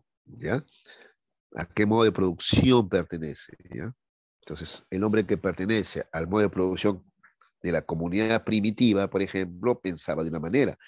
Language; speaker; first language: Spanish; native; Spanish